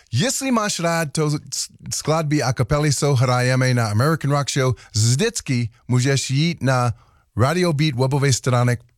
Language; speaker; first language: Czech; non-native, learner; English